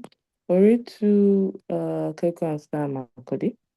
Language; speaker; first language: French; non-native, learner; Igbo